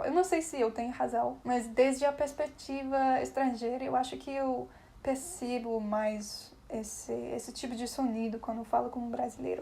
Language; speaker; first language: Portuguese; non-native, fluent; English